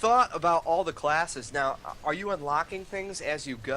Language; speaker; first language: English; native; English